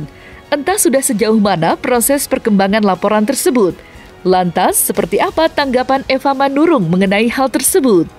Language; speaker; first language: Indonesian; native; Indonesian